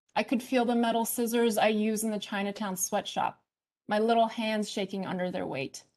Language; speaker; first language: English; early bilingual, other home language; Chinese